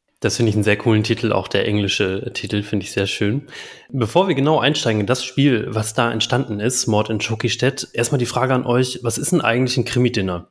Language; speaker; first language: German; native; German